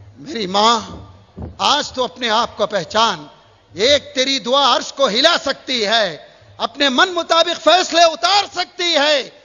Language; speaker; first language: Urdu; native; Urdu